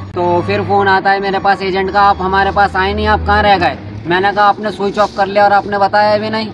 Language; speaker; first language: Hindi; native; Hindi